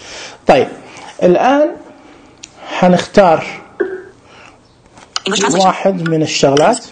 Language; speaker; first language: Arabic; native; Arabic